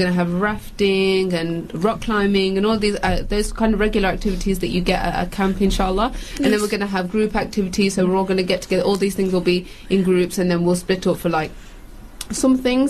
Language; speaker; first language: English; native; English